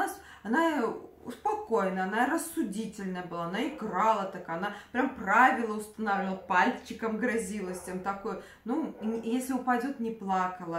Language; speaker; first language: Russian; native; Russian